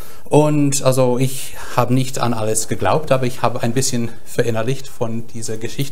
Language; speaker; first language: German; non-native, fluent; English